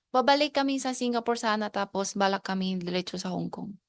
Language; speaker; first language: Filipino; non-native, learner; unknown